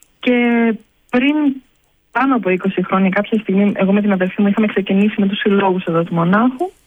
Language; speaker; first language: Greek; early bilingual, heritage; Greek